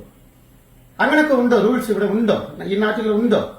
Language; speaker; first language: Malayalam; non-native, fluent; Tamil